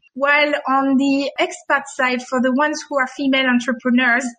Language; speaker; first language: English; non-native, fluent; French